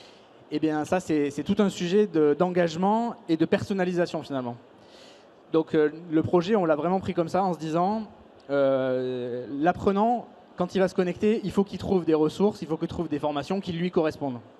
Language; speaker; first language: French; native; French